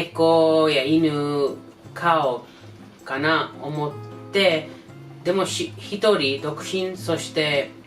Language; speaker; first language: Japanese; non-native, learner; English